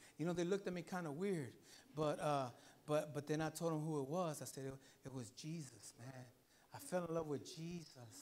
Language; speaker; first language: English; early bilingual, other home language; Spanish